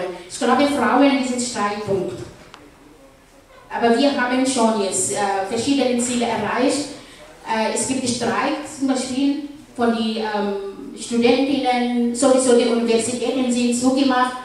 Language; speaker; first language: German; non-native, fluent; Arabic